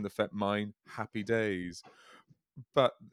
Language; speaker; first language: English; native; English